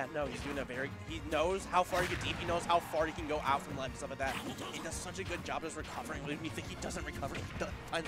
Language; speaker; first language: English; native; English